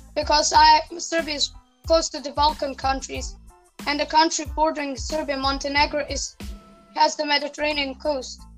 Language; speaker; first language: English; non-native, fluent; Serbian